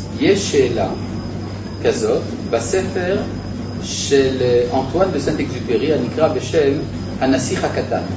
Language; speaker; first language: Hebrew; native; Hebrew